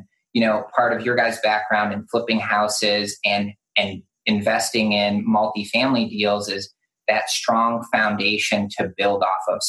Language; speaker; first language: English; native; English